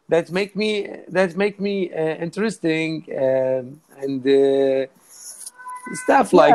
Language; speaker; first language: English; non-native, learner; Arabic